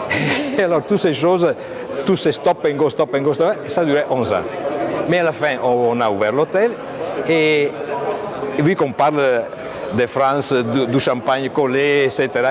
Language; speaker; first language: French; non-native, fluent; Italian